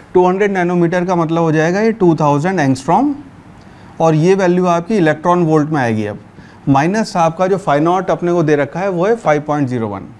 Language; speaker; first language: Hindi; native; Hindi